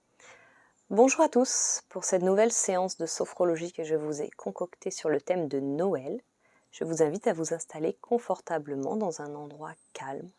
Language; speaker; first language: French; native; French